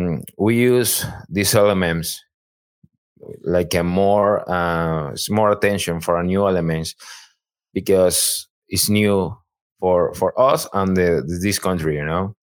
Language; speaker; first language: English; non-native, learner; Spanish